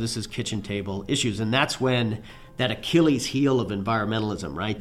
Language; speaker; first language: English; native; English